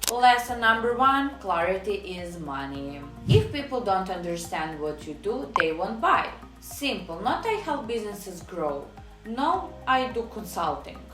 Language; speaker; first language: English; non-native, fluent; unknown